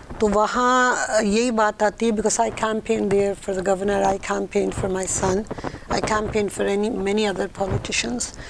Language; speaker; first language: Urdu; early bilingual, heritage; Urdu